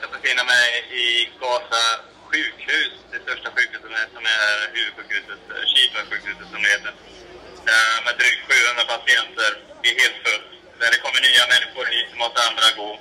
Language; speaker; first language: Swedish; native; Swedish